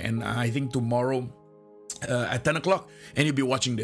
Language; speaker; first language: English; non-native, fluent; Indonesian